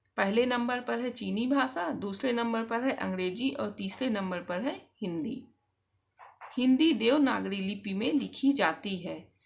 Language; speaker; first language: Hindi; native; Hindi